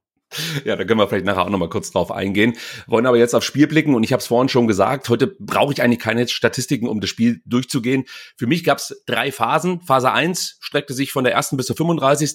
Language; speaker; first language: German; native; German